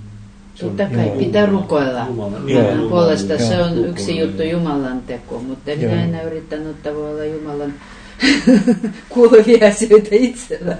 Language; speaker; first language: Finnish; non-native, learner; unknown